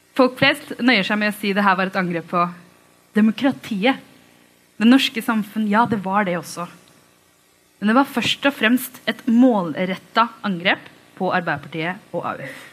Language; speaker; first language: Norwegian; early bilingual, other home language; Tamil